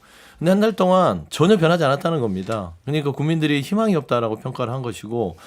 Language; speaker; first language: Korean; native; Korean